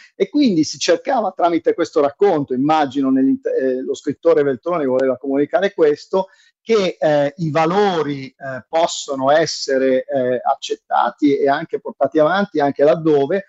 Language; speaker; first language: Italian; native; Italian